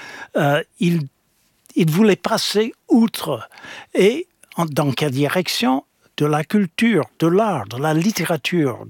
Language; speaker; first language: French; non-native, fluent; English